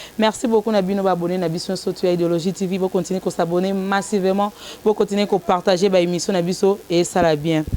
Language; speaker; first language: Lingala; native; Lingala